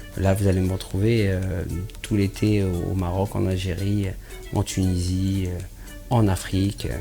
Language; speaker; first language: French; native; French